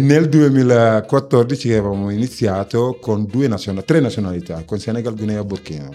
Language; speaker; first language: Italian; non-native, fluent; Wolof